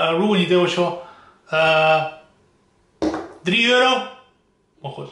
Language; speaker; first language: Chinese; non-native, fluent; Dutch